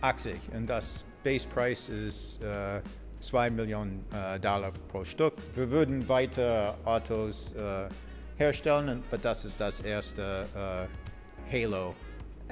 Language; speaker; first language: German; non-native, fluent; English